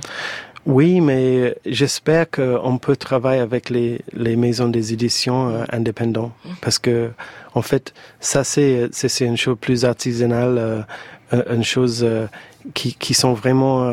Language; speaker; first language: French; non-native, fluent; English